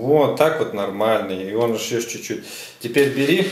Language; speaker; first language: Russian; native; Russian